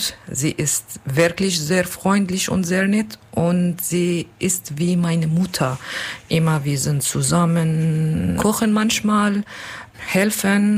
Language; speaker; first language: German; non-native, learner; Kurdish